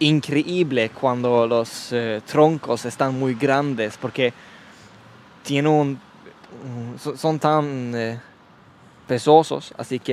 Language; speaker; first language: Spanish; non-native, learner; Swedish